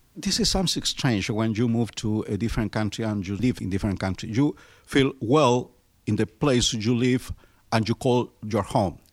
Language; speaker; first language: English; non-native, fluent; Spanish